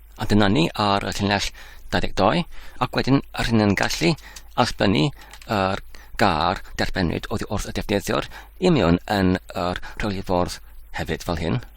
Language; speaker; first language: Welsh; non-native, learner; Dutch